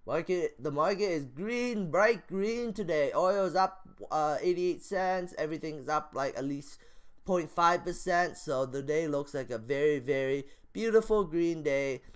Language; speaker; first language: English; native; English